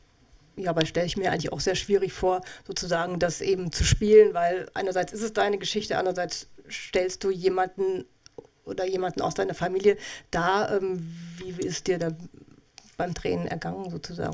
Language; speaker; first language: German; native; German